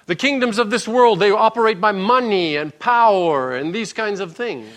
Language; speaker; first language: English; native; English